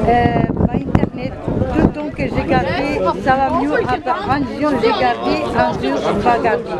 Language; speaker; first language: French; non-native, learner; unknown